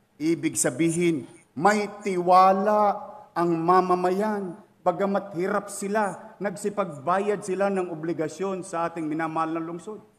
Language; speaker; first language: Filipino; native; Filipino